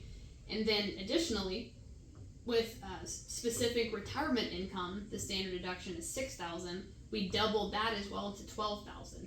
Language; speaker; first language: English; native; English